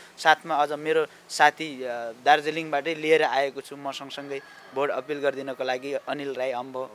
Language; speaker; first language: Nepali; non-native, local second language; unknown